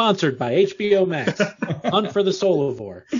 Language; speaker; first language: English; native; English